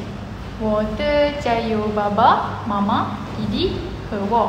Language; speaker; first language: Chinese; non-native, learner; Malay